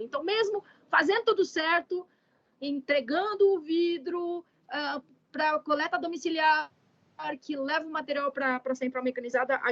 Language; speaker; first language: Portuguese; native; Portuguese